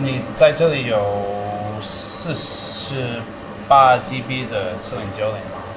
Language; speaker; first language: Chinese; non-native, learner; English